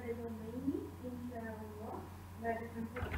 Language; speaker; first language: Arabic; non-native, learner; Urdu